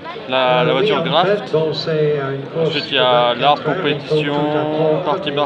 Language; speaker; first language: French; native; French